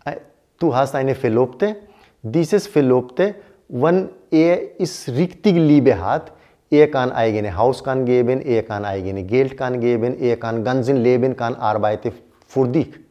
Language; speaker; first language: German; non-native, learner; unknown